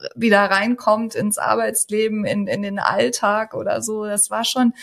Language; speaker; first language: German; native; German